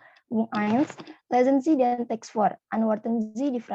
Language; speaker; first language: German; non-native, fluent; Indonesian